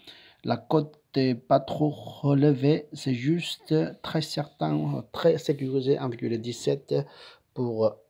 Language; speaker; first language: French; non-native, learner; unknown